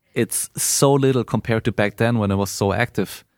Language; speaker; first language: English; non-native, fluent; German